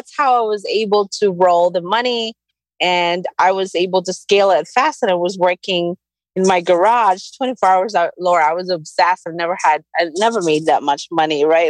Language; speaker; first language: English; non-native, local second language; Cebuano